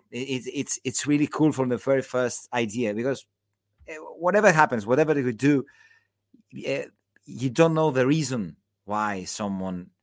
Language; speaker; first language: English; non-native, fluent; Greek